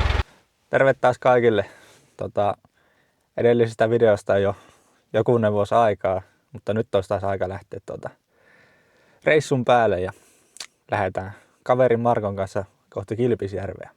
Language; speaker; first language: Finnish; native; Finnish